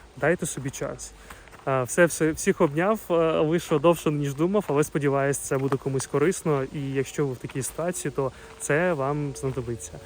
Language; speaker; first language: Ukrainian; non-native, local second language; Russian